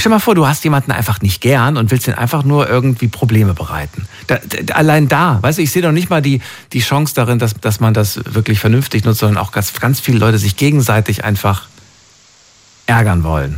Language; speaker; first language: German; native; German